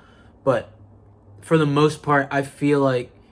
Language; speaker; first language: English; native; English